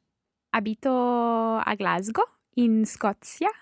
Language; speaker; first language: Italian; non-native, learner; English